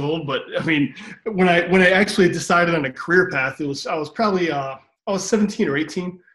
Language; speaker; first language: English; native; English